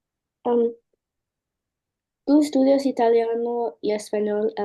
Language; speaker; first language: Spanish; non-native, learner; English